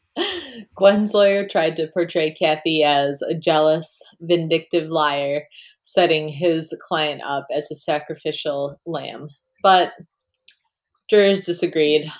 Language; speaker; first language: English; native; English